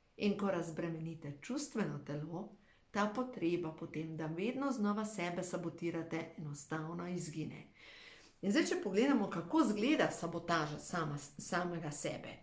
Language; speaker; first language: Slovenian; native; Slovenian